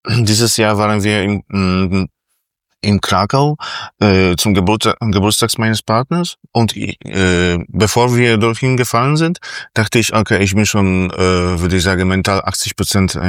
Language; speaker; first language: German; non-native, fluent; Polish